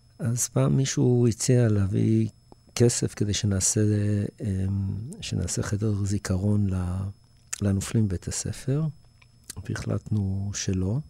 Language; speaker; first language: Hebrew; early bilingual, other home language; English